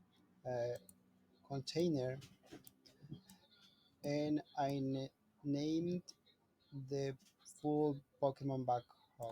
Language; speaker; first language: English; non-native, learner; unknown